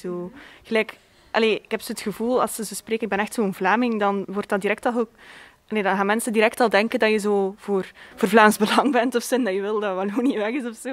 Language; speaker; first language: Dutch; native; Dutch